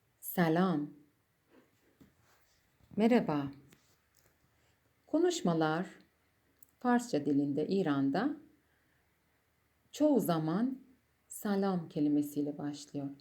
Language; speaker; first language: Turkish; non-native, fluent; Persian